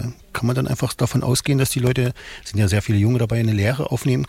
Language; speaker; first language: German; native; German